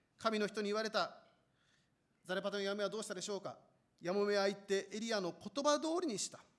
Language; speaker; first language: Japanese; non-native, fluent; Korean